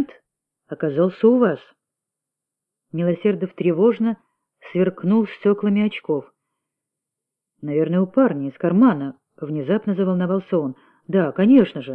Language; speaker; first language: Russian; native; Russian